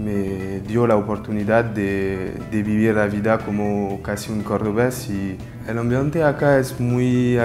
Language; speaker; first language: Spanish; non-native, learner; French